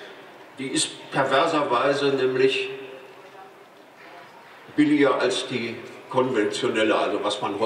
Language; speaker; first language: German; native; German